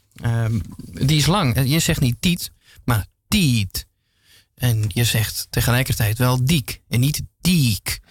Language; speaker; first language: Dutch; native; Dutch